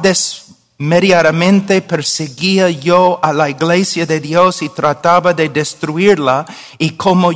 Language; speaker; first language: Spanish; non-native, fluent; English